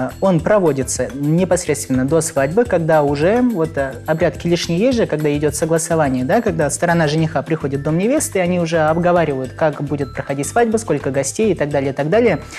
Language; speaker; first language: Russian; non-native, local second language; Chuvash